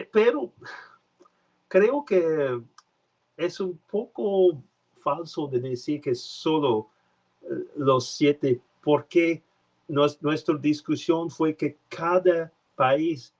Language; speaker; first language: Spanish; non-native, learner; French